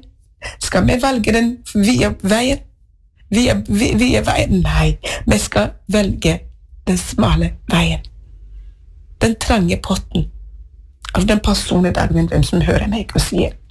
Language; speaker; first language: Norwegian; non-native, fluent; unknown